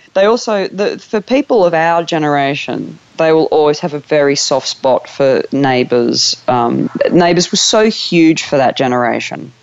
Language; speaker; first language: English; native; English